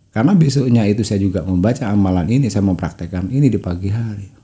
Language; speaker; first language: Indonesian; non-native, local second language; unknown